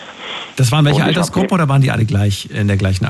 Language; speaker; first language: German; native; German